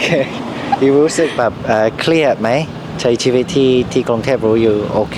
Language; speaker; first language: Thai; non-native, learner; English